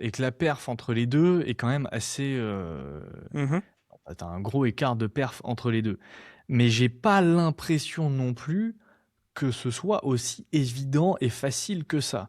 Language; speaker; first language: French; native; French